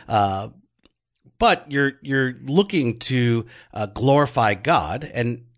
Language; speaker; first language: English; native; English